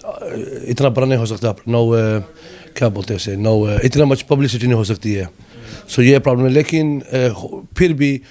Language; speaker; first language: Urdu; early bilingual, heritage; Urdu